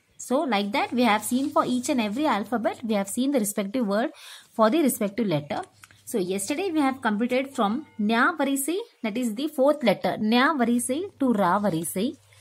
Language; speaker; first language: English; non-native, local second language; Tamil